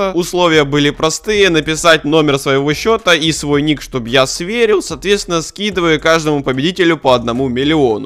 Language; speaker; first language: Russian; native; Russian